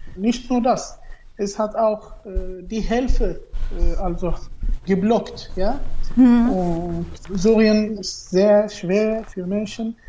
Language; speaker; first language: German; non-native, learner; Arabic